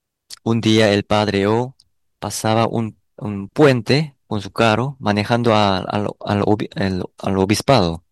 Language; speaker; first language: Spanish; non-native, learner; Korean